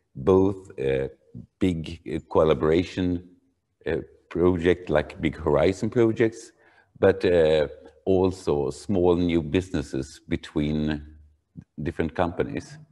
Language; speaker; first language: English; non-native, fluent; Swedish